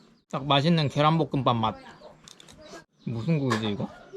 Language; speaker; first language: Korean; native; Korean